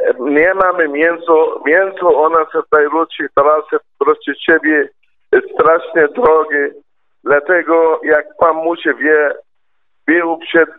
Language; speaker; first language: Polish; non-native, learner; Arabic